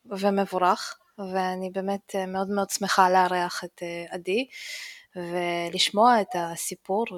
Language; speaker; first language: Hebrew; early bilingual, other home language; Russian